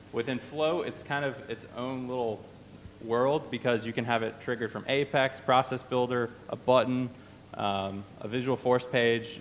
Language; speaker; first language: English; native; English